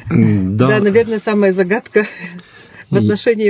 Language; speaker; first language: Russian; native; Russian